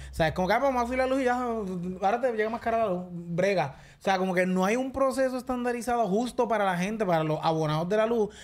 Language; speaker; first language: Spanish; native; Spanish